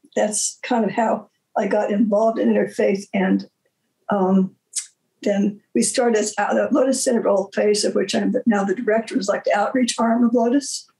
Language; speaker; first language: English; native; English